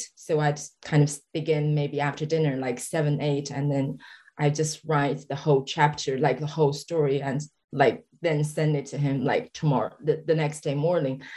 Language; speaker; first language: English; non-native, fluent; Chinese